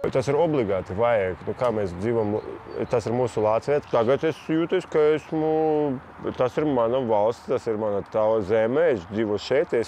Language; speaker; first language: Latvian; non-native, local second language; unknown